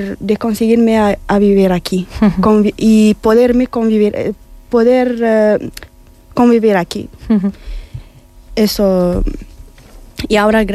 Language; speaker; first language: Spanish; non-native, learner; Arabic